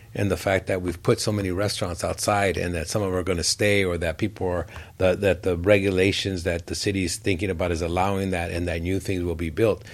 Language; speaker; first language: English; native; English